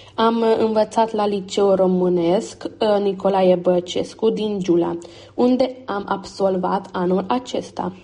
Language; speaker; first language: Romanian; early bilingual, heritage; Romanian